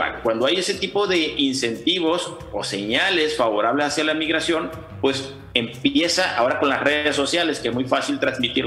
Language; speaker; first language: Spanish; native; Spanish